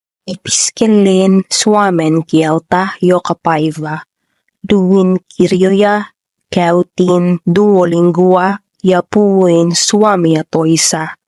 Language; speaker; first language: Finnish; non-native, learner; Filipino